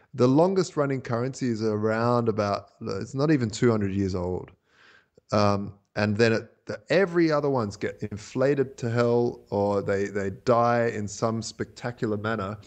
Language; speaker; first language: English; native; English